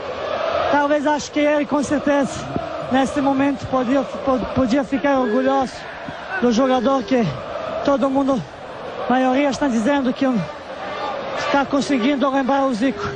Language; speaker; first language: Portuguese; non-native, fluent; Serbian